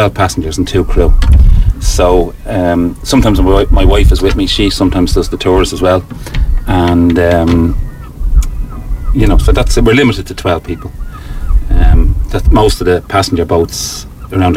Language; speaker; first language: English; native; English